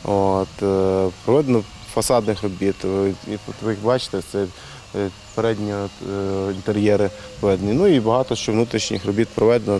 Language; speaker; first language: Ukrainian; native; Ukrainian